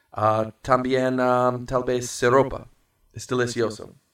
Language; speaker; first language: Spanish; non-native, learner; English